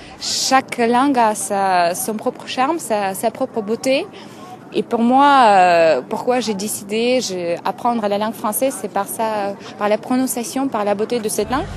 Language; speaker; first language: French; non-native, fluent; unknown